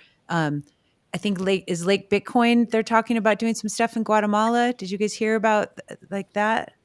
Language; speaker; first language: English; native; English